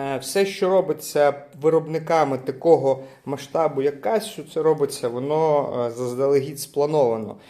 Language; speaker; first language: Ukrainian; non-native, local second language; Russian